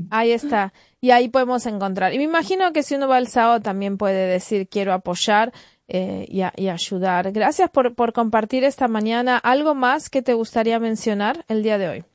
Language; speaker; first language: Spanish; native; Spanish